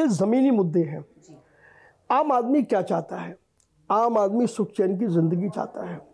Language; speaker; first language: Hindi; native; Hindi